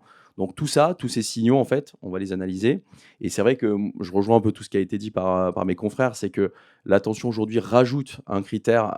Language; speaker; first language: French; native; French